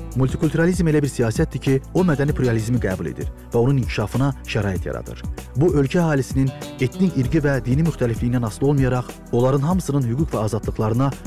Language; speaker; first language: Azerbaijani; native; Azerbaijani